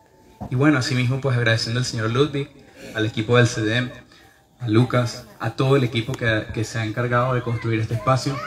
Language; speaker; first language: Spanish; native; Spanish